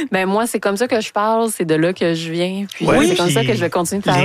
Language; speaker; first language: French; native; French